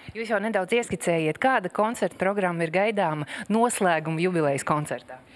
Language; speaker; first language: Latvian; native; Latvian